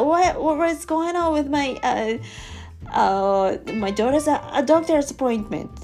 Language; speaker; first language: English; non-native, learner; Japanese